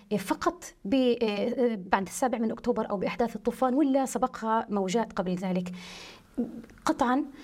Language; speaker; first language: Arabic; early bilingual, heritage; Arabic